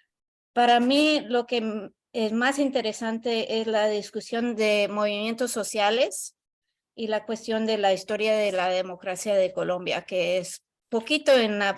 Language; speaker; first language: Spanish; non-native, learner; English